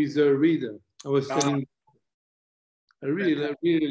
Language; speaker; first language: English; non-native, fluent; French